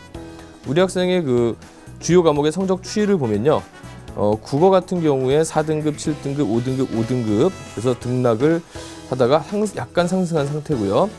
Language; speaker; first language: Korean; native; Korean